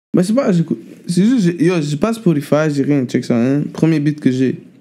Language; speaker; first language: French; non-native, fluent; Arabic